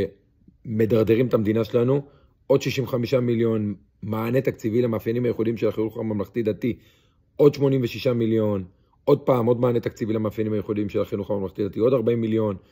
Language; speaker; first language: Hebrew; native; Hebrew